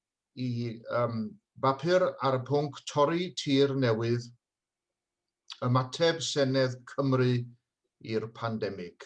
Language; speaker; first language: Welsh; native; Welsh